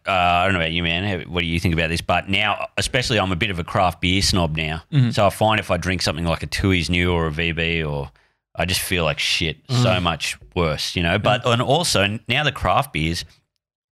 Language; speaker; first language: English; native; English